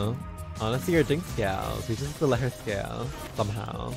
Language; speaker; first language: English; native; English